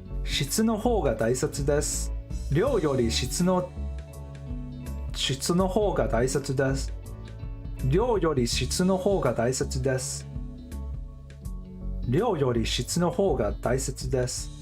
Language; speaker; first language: Japanese; non-native, learner; English